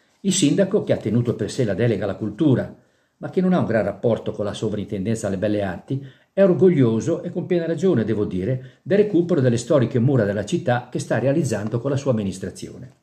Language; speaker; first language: Italian; native; Italian